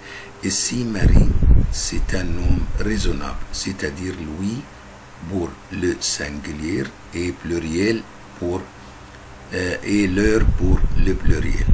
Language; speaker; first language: French; non-native, fluent; Arabic